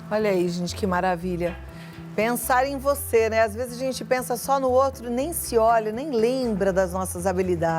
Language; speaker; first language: Portuguese; native; Portuguese